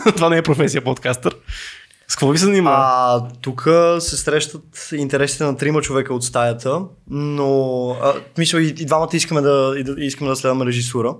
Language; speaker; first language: Bulgarian; native; Bulgarian